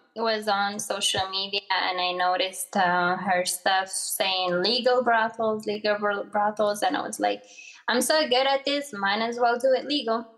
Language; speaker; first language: English; early bilingual, other home language; Arabic